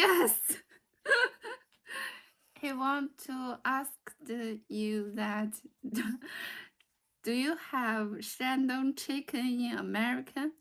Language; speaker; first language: English; non-native, learner; Chinese